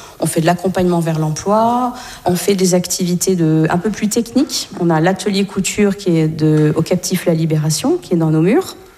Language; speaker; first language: French; native; French